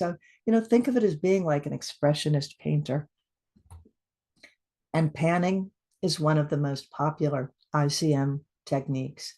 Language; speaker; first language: English; native; English